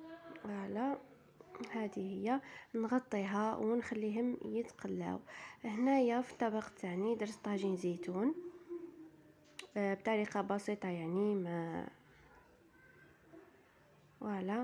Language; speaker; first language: Arabic; native; Arabic